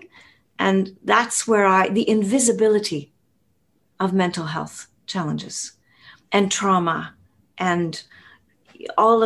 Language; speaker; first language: English; native; English